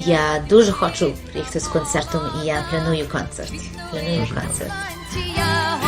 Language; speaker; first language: Ukrainian; early bilingual, heritage; Ukrainian